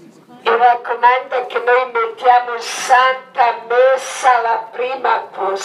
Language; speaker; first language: Italian; non-native, learner; Croatian